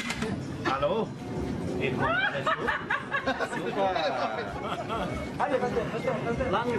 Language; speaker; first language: German; non-native, learner; Turkish